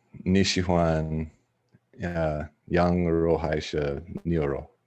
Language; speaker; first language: Chinese; non-native, learner; English